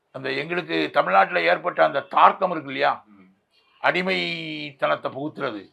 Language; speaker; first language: Tamil; native; Tamil